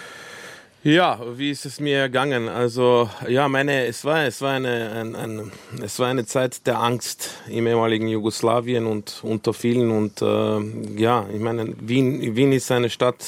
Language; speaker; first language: German; early bilingual, other home language; Croatian